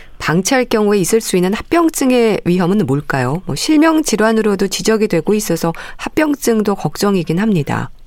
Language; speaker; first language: Korean; native; Korean